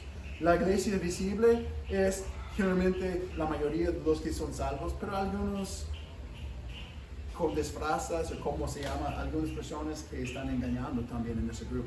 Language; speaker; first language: Spanish; non-native, fluent; English